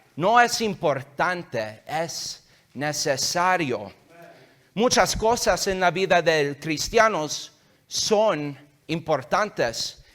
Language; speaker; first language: Spanish; early bilingual, heritage; English